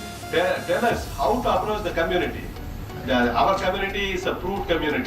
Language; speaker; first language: English; non-native, local second language; Tamil